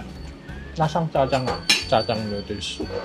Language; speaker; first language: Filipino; non-native, learner; Korean